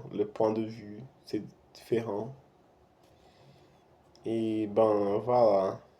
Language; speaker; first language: French; non-native, fluent; Portuguese